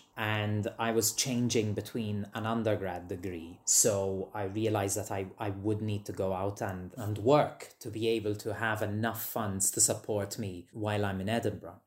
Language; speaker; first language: English; non-native, fluent; Maltese